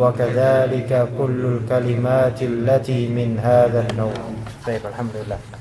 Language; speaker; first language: Arabic; non-native, learner; Indonesian